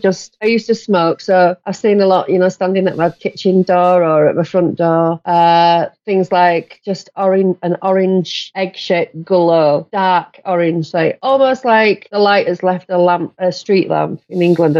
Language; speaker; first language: English; native; English